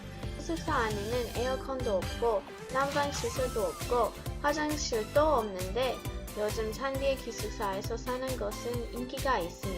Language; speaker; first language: Korean; non-native, learner; English